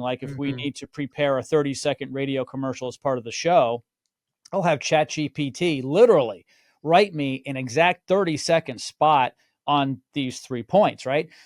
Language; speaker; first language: English; native; English